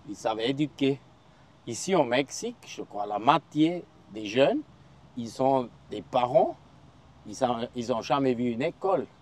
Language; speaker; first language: French; non-native, local second language; German